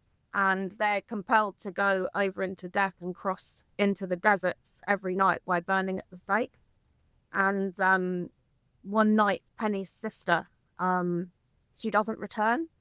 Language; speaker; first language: English; native; English